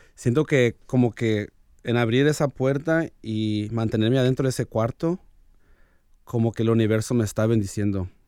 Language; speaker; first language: Spanish; early bilingual, heritage; Spanish